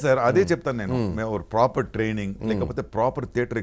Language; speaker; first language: Telugu; non-native, local second language; Tamil